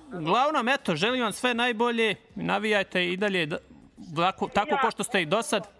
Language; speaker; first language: Croatian; early bilingual, heritage; Bosnian